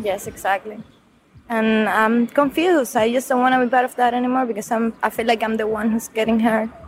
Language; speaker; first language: English; non-native, fluent; Spanish